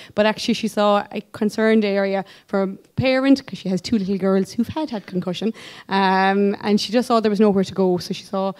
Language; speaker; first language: English; native; English